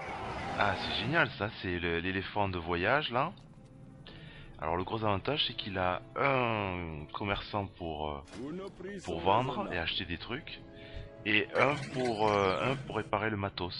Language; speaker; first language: French; native; French